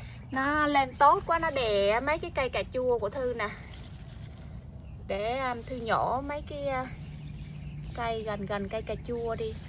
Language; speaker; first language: Vietnamese; native; Vietnamese